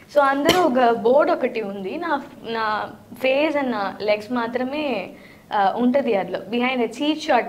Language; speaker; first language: Telugu; non-native, learner; Tamil